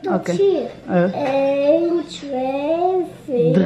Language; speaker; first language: Dutch; early bilingual, other home language; Turkish